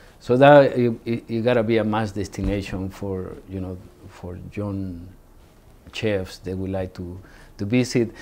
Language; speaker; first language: English; non-native, fluent; Spanish